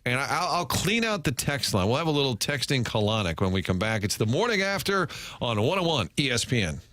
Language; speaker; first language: English; native; English